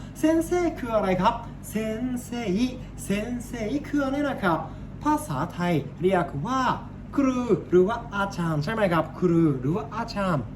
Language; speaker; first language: Thai; non-native, learner; Japanese